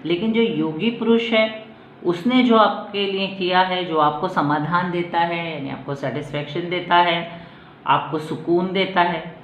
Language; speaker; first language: Hindi; non-native, local second language; Marathi